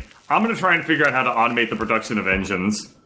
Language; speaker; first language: English; native; English